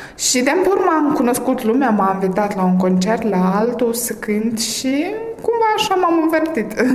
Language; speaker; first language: Romanian; early bilingual, heritage; Romanian